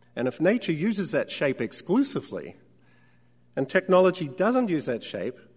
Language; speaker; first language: English; native; English